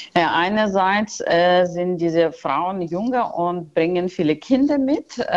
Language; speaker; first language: German; non-native, fluent; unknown